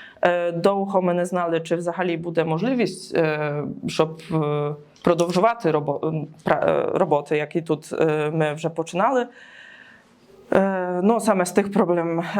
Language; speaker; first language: Polish; non-native, learner; Ukrainian